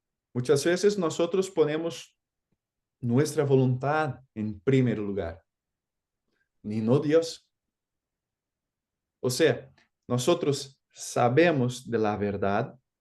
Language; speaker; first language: Spanish; non-native, fluent; Portuguese